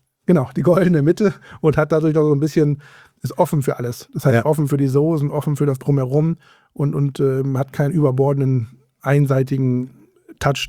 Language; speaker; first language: German; native; German